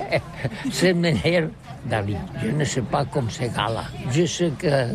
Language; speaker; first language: French; non-native, learner; Catalan